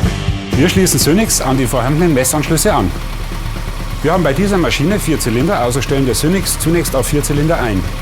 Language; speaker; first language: German; native; German